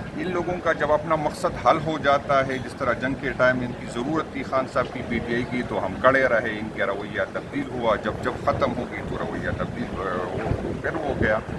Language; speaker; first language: Urdu; non-native, local second language; Pashto